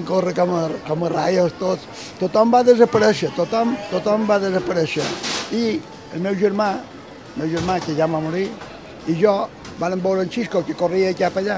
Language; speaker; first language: Catalan; native; Catalan